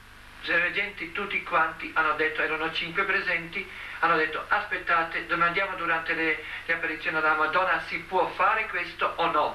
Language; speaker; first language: Italian; non-native, learner; Croatian